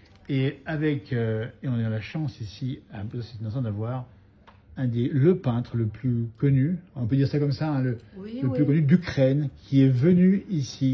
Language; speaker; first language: French; native; French